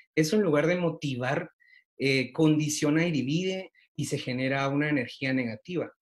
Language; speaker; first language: Spanish; native; Spanish